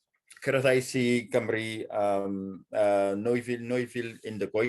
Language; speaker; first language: Welsh; non-native, fluent; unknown